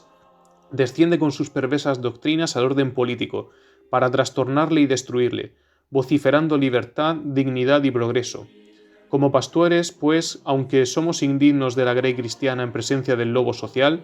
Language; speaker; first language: Spanish; native; Spanish